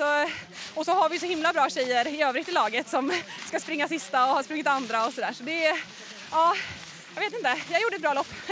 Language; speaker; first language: Swedish; native; Swedish